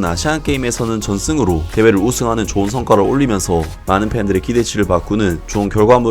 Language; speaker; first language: Korean; native; Korean